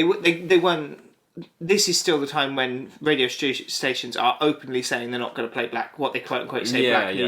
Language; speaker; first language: English; native; English